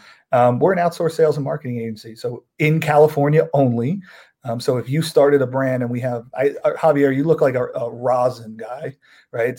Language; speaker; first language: English; native; English